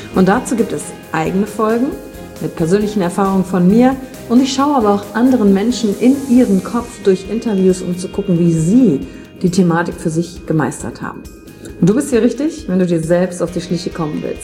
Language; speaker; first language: German; native; German